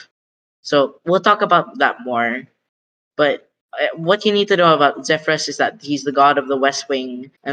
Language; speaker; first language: English; non-native, local second language; Filipino